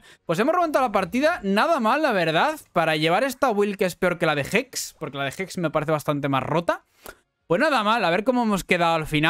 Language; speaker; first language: Spanish; native; Spanish